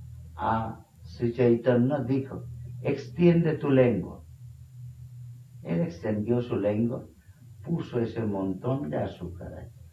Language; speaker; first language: Spanish; non-native, fluent; Bangla